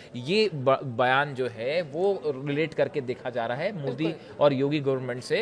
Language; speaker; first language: Hindi; native; Hindi